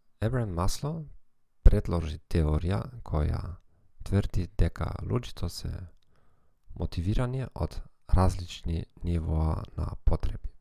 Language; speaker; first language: Macedonian; non-native, fluent; German